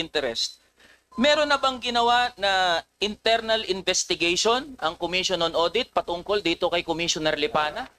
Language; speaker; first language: Filipino; native; Filipino